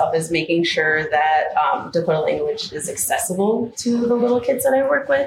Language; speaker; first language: English; native; English